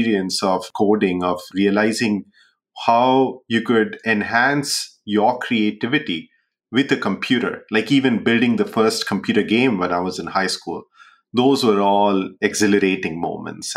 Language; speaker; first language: English; non-native, local second language; Hindi